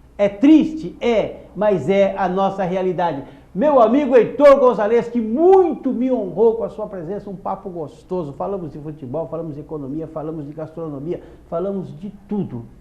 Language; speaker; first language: Portuguese; native; Portuguese